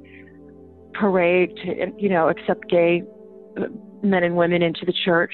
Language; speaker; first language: English; native; English